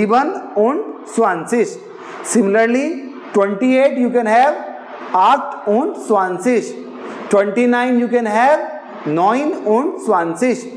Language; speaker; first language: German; non-native, learner; Hindi